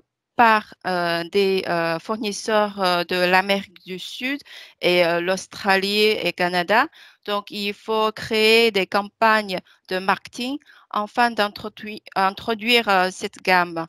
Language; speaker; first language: French; non-native, fluent; Chinese